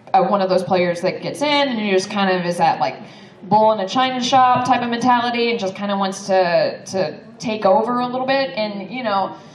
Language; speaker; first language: English; native; English